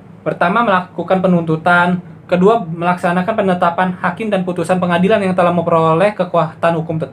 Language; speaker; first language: Indonesian; native; Indonesian